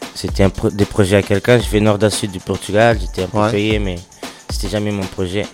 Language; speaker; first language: French; non-native, learner; English